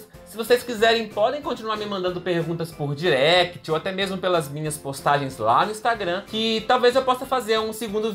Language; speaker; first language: Portuguese; native; Portuguese